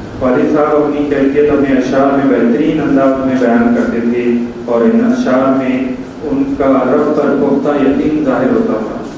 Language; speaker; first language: Urdu; native; Urdu